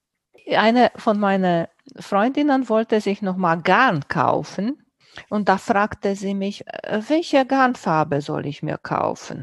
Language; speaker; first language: German; non-native, fluent; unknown